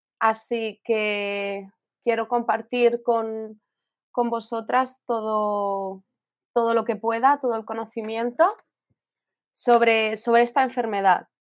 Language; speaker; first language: Spanish; native; Spanish